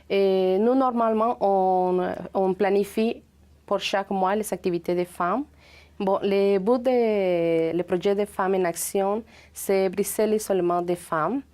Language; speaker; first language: French; non-native, fluent; Spanish